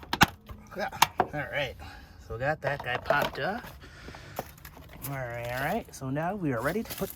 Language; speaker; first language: English; native; English